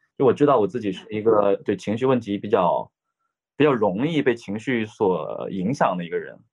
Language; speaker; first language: Chinese; native; Chinese